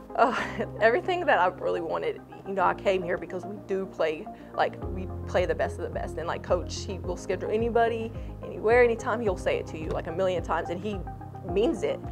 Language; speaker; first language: English; native; English